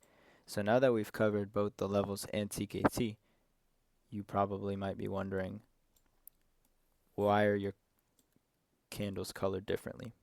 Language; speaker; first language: English; native; English